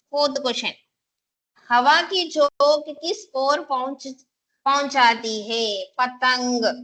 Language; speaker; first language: Hindi; non-native, local second language; Telugu